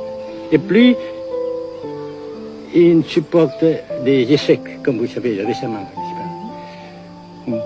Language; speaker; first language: French; non-native, fluent; Vietnamese